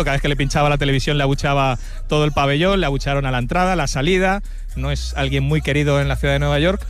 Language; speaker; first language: Spanish; native; Spanish